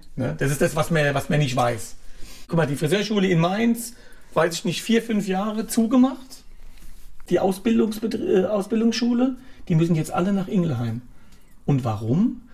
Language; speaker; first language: German; native; German